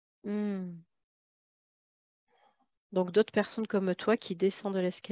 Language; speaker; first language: French; native; French